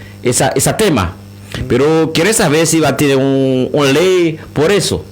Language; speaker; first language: Spanish; non-native, learner; Haitian Creole